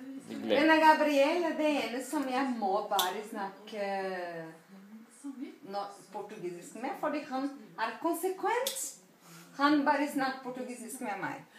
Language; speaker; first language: Norwegian; non-native, fluent; Portuguese